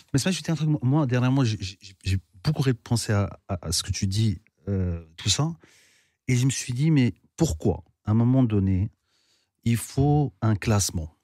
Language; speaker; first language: French; non-native, local second language; Arabic